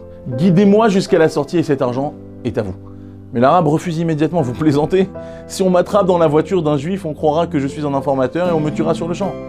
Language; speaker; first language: French; native; French